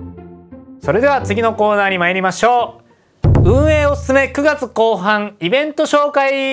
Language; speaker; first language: Japanese; native; Japanese